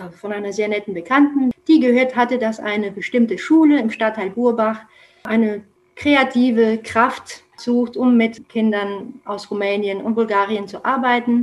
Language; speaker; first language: German; non-native, fluent; Romanian